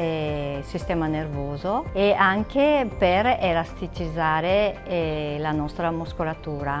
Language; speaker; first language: Italian; non-native, fluent; Japanese